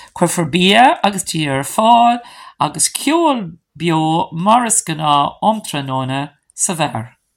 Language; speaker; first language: Irish; non-native, local second language; English